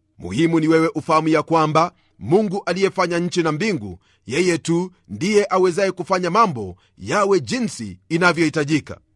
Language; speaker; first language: Swahili; non-native, local second language; Luyia